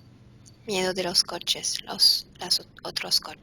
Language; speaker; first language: Spanish; non-native, fluent; French